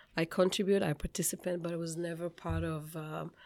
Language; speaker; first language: English; non-native, fluent; Hebrew